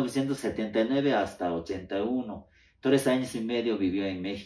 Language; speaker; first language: Spanish; non-native, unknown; Japanese